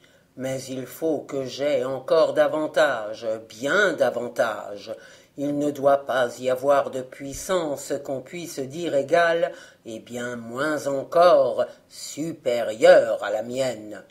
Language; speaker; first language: French; native; French